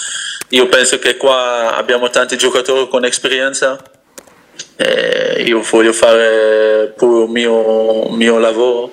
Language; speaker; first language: Italian; non-native, fluent; Dutch